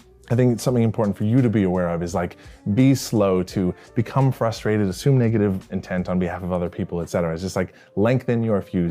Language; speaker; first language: English; native; English